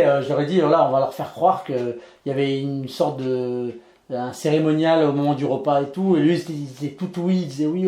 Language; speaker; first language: French; native; French